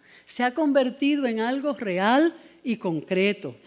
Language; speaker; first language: Spanish; native; Spanish